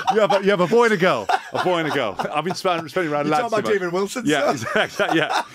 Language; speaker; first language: English; native; English